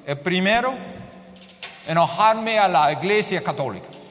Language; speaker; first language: Spanish; non-native, learner; English